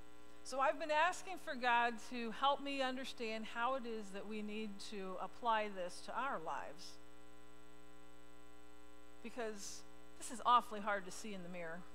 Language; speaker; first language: English; native; English